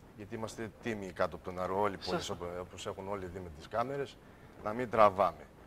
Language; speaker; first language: Greek; early bilingual, heritage; Greek